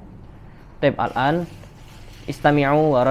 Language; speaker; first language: Arabic; non-native, fluent; Indonesian